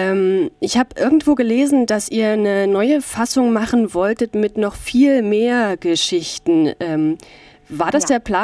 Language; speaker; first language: German; native; German